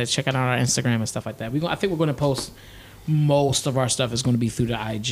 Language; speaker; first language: English; native; English